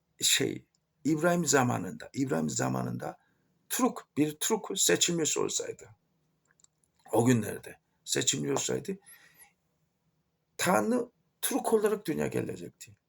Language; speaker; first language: Turkish; non-native, fluent; Korean